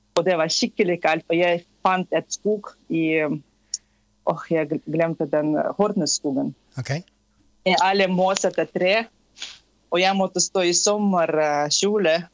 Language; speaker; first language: Norwegian; non-native, fluent; Tatar